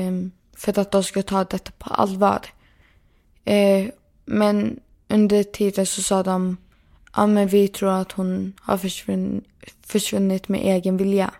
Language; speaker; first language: Swedish; early bilingual, other home language; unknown